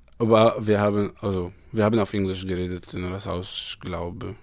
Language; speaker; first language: German; non-native, learner; Arabic